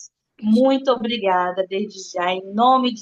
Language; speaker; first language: Portuguese; native; Portuguese